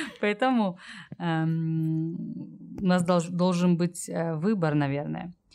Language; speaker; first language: Russian; non-native, local second language; Tajik